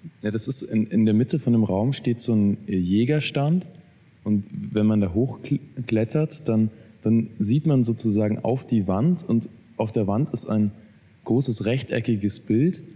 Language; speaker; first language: German; native; German